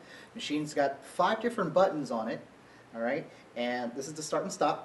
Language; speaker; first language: English; native; English